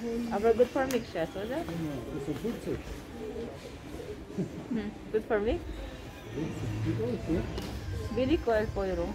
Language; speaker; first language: German; non-native, learner; Filipino